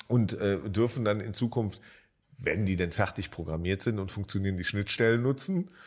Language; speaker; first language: German; native; German